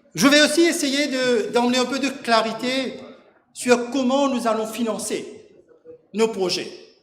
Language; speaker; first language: French; non-native, local second language; Morisyen